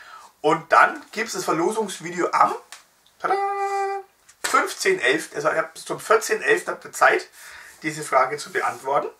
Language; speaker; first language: German; native; German